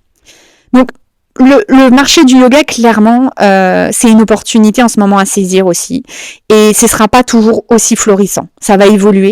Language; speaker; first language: French; native; French